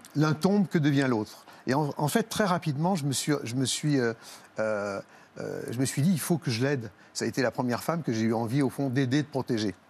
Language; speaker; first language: French; native; French